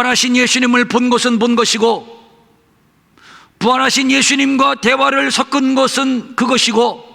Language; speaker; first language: Korean; native; Korean